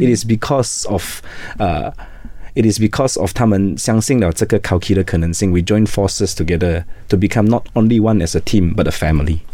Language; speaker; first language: English; non-native, local second language; Chinese